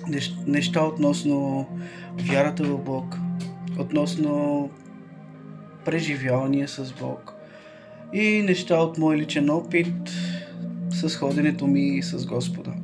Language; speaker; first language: Bulgarian; native; Bulgarian